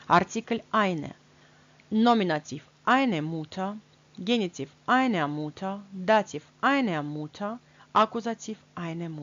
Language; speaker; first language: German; non-native, fluent; Russian